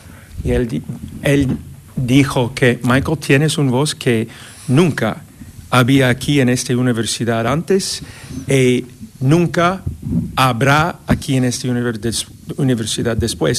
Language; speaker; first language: Spanish; non-native, learner; English